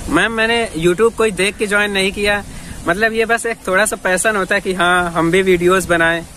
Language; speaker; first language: Hindi; native; Hindi